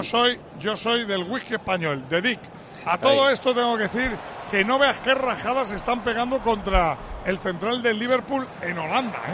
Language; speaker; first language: Spanish; native; Spanish